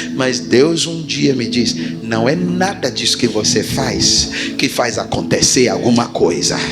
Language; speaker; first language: Portuguese; non-native, fluent; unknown